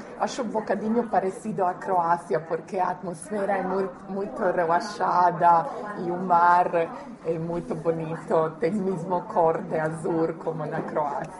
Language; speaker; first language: Portuguese; non-native, fluent; Croatian